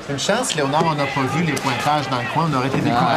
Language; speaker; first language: French; native; French